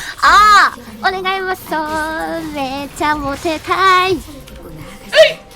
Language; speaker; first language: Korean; non-native, learner; Japanese